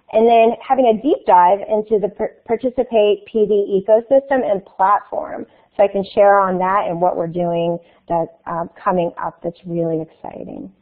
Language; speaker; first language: English; native; English